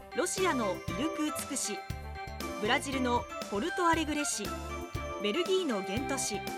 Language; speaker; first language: Japanese; native; Japanese